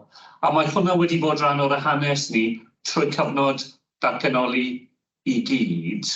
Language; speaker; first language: Welsh; non-native, fluent; English